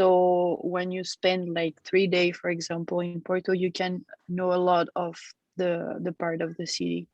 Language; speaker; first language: English; non-native, fluent; French